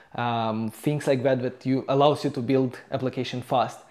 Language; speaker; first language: English; non-native, fluent; Romanian